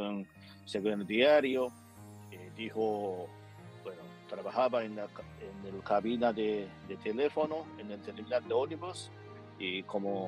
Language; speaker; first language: Spanish; non-native, fluent; Japanese